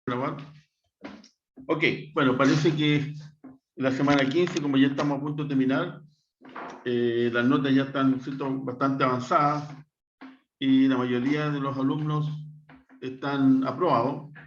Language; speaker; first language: Spanish; native; Spanish